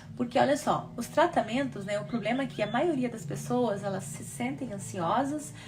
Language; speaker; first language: Portuguese; native; Portuguese